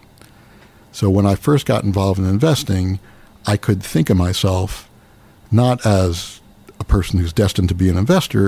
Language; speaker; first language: English; native; English